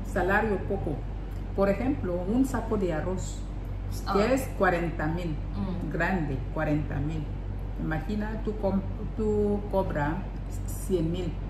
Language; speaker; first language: Spanish; non-native, learner; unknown